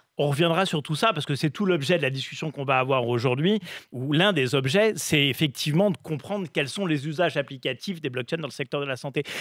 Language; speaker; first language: French; native; French